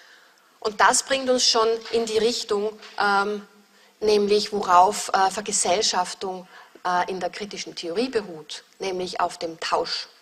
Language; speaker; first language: German; native; German